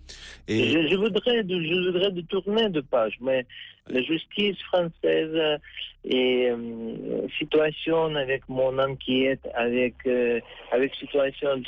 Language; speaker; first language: French; non-native, learner; Russian